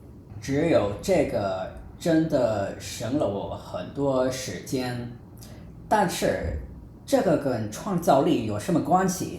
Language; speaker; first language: Chinese; non-native, fluent; English